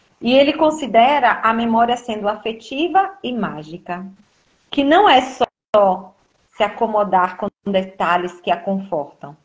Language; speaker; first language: Portuguese; native; Portuguese